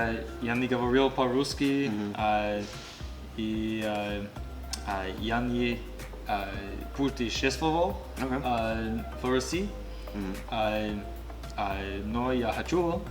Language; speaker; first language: Russian; non-native, learner; English